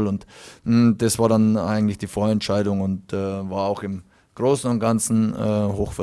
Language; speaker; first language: German; native; German